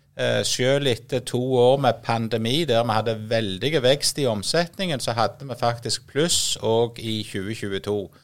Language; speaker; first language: Norwegian; native; Norwegian